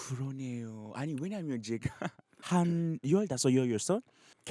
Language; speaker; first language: Korean; non-native, fluent; English